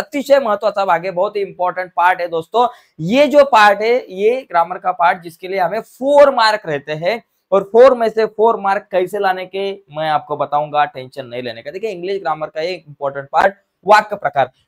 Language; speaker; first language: Hindi; non-native, local second language; Marathi